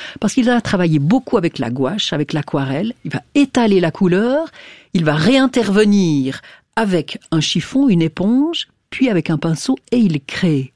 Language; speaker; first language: French; native; French